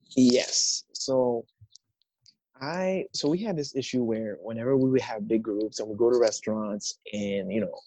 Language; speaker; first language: English; non-native, fluent; Haitian Creole